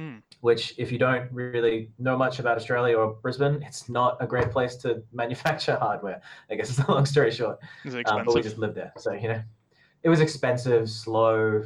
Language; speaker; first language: English; native; English